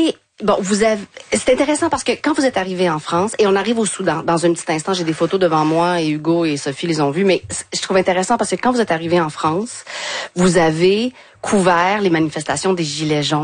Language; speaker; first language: French; native; French